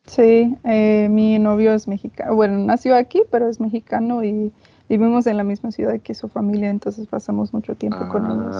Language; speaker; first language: Spanish; non-native, fluent; English